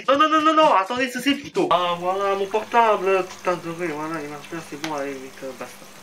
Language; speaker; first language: French; native; French